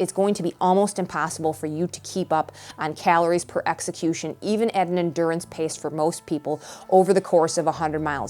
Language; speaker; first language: English; native; English